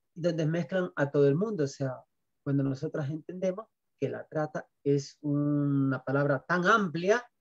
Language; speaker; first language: Spanish; native; Spanish